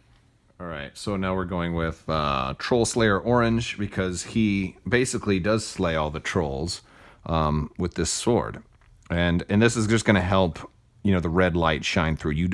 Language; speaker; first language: English; native; English